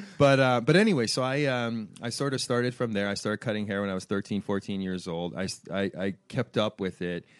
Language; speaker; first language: English; early bilingual, other home language; Persian